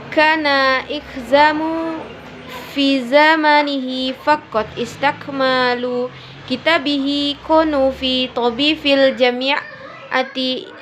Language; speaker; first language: Arabic; non-native, learner; Indonesian